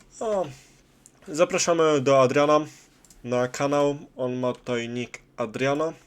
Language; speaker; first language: Polish; native; Polish